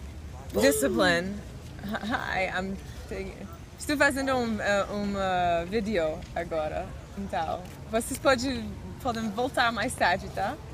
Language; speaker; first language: Portuguese; non-native, learner; English